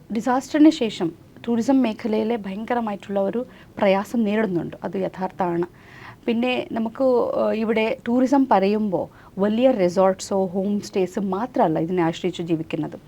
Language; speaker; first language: Malayalam; non-native, local second language; Kannada